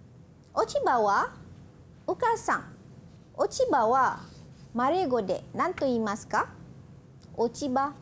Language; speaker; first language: Japanese; non-native, fluent; Malay